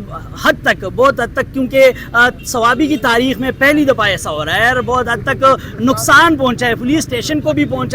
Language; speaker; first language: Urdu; non-native, local second language; Pashto